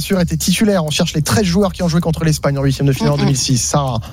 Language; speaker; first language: French; native; French